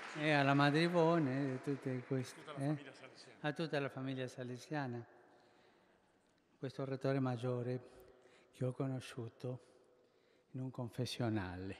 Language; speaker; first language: Italian; early bilingual, heritage; Spanish